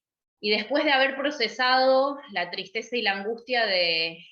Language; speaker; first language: Spanish; native; Spanish